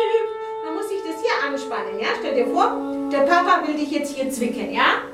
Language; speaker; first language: German; native; German